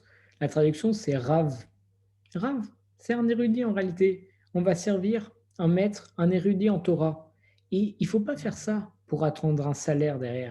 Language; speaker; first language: French; native; French